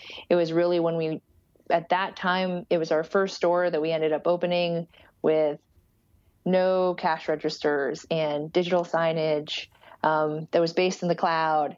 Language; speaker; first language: English; early bilingual, other home language; Portuguese